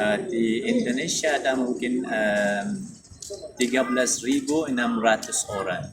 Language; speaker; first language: Indonesian; non-native, learner; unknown